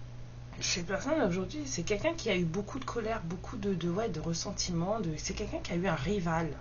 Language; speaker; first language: French; native; French